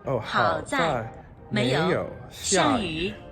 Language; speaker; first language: Chinese; non-native, fluent; English